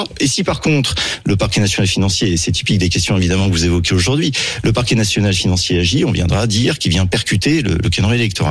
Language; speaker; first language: French; native; French